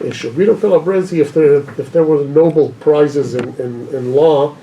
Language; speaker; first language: English; non-native, fluent; Hebrew